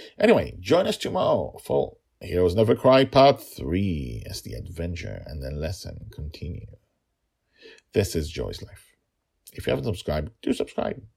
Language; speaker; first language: English; non-native, fluent; Hebrew